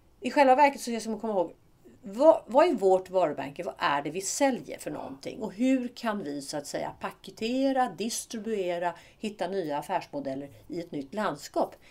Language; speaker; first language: Swedish; native; Swedish